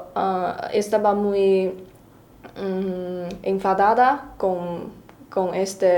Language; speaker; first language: Spanish; non-native, learner; Chinese